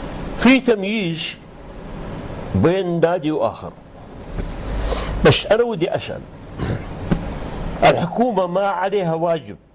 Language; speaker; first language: Arabic; native; Arabic